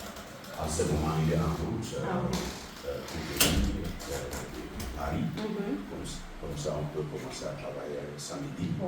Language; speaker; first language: French; non-native, local second language; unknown